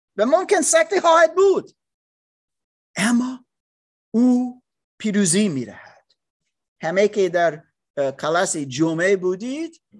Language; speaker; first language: Persian; non-native, learner; English